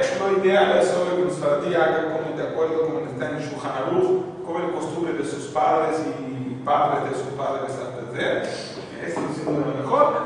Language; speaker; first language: Spanish; non-native, fluent; Portuguese